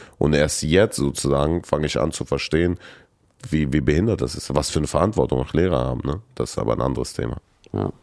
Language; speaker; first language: German; early bilingual, other home language; Russian